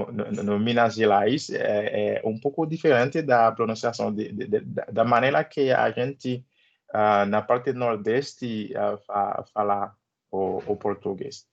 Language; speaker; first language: Portuguese; non-native, learner; Haitian Creole